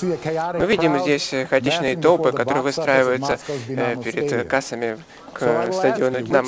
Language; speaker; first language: Russian; native; Russian